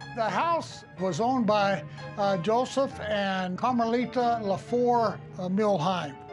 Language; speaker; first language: English; native; English